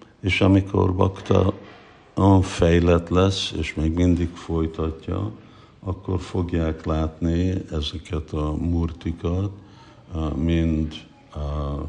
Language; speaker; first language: Hungarian; early bilingual, heritage; Hungarian